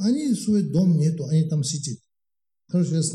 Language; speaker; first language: Russian; non-native, learner; Tibetan